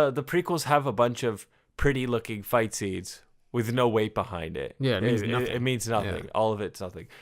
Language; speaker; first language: English; native; English